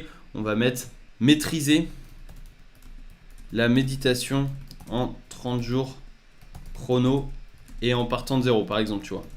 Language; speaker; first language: French; native; French